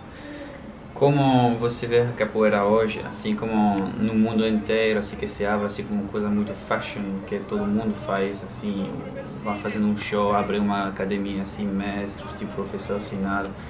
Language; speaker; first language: Portuguese; non-native, fluent; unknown